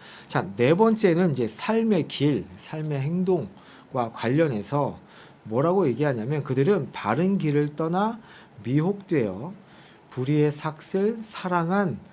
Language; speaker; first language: Korean; native; Korean